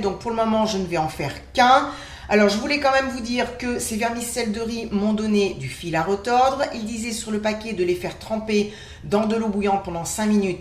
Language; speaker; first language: French; native; French